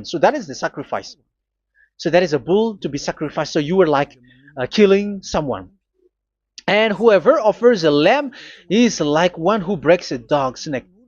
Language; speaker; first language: English; non-native, fluent; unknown